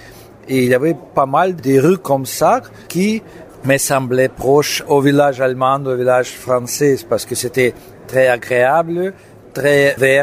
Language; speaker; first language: French; non-native, fluent; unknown